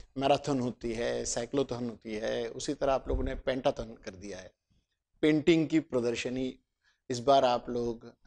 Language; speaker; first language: Hindi; native; Hindi